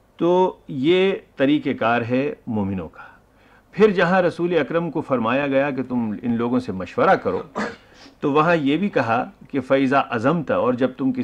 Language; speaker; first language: Urdu; native; Urdu